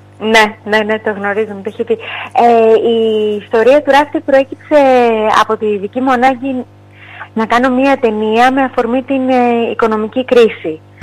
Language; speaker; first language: Greek; native; Greek